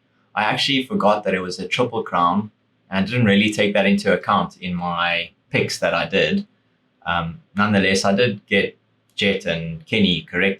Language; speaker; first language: English; native; English